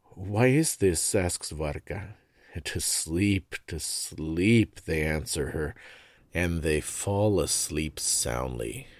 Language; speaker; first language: English; native; English